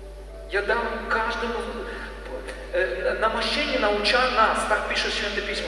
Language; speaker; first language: Polish; non-native, learner; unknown